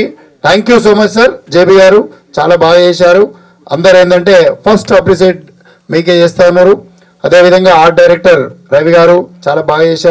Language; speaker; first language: Telugu; native; Telugu